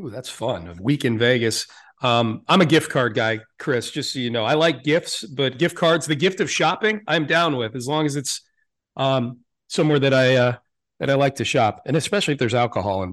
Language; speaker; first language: English; native; English